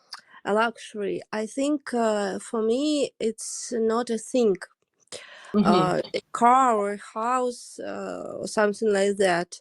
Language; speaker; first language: English; non-native, learner; Russian